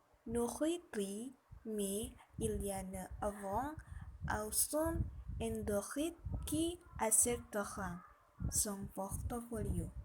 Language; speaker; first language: French; non-native, learner; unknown